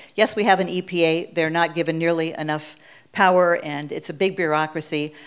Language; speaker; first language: English; native; English